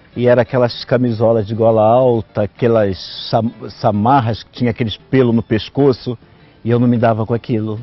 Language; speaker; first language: Portuguese; native; Portuguese